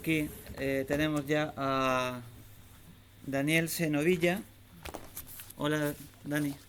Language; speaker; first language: Spanish; native; Spanish